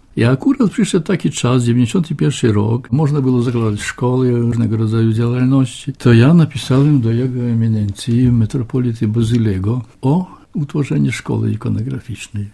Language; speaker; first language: Polish; non-native, local second language; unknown